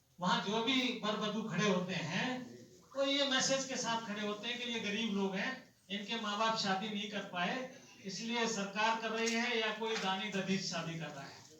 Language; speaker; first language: Hindi; native; Hindi